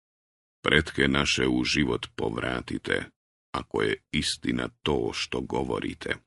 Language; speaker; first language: Croatian; native; Croatian